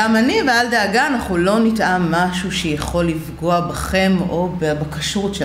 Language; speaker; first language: Hebrew; native; Hebrew